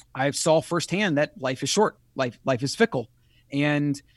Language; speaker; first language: English; native; English